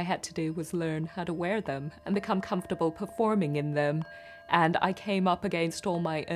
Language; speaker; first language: English; non-native, local second language; Gujarati